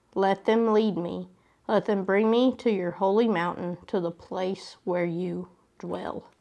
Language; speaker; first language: English; native; English